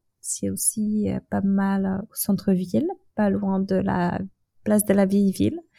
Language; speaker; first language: French; non-native, fluent; Czech